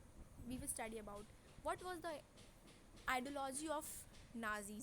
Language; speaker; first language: English; non-native, local second language; Hindi